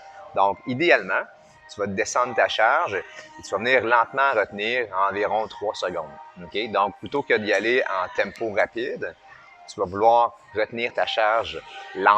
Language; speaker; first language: French; native; French